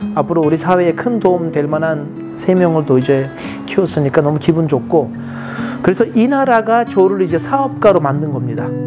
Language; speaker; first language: Korean; non-native, fluent; Turkish